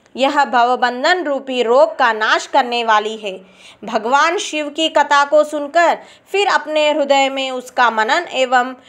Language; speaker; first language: Hindi; non-native, local second language; Telugu